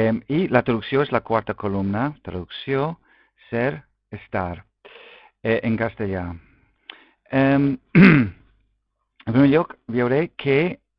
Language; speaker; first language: Catalan; non-native, local second language; Spanish